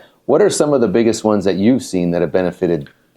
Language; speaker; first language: English; native; English